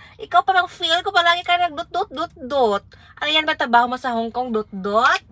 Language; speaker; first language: Filipino; non-native, local second language; Waray